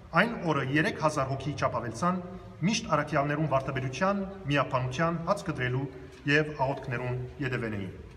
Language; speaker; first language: Armenian; early bilingual, heritage; Armenian